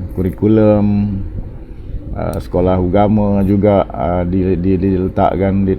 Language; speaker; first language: Malay; native; Malay